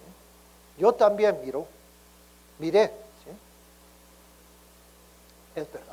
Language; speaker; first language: Spanish; non-native, learner; Korean